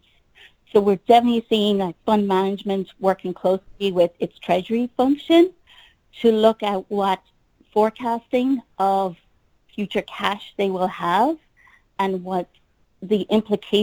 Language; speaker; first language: English; native; English